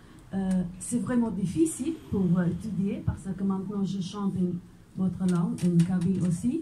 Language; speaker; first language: French; non-native, fluent; Croatian